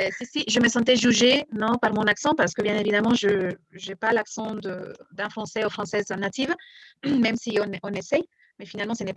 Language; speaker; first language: French; non-native, fluent; Spanish